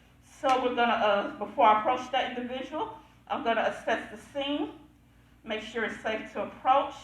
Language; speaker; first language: English; native; English